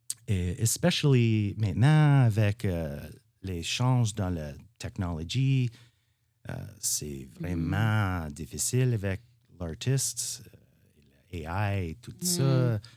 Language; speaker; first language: French; non-native, learner; English